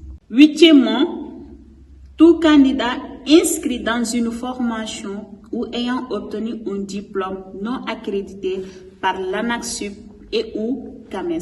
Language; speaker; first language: French; non-native, local second language; Wolof